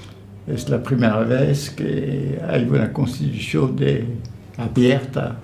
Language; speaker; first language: Spanish; non-native, fluent; French